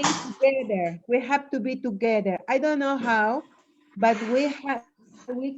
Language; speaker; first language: English; non-native, learner; Spanish